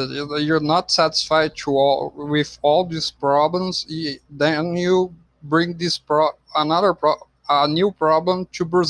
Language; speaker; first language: English; non-native, fluent; Portuguese